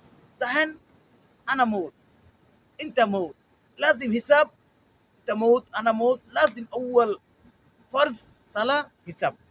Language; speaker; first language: Arabic; non-native, learner; Bangla